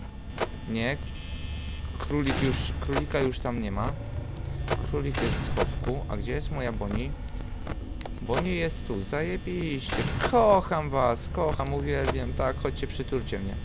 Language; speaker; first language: Polish; native; Polish